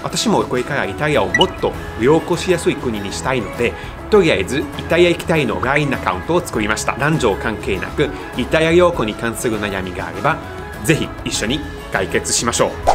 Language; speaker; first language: Japanese; non-native, fluent; Italian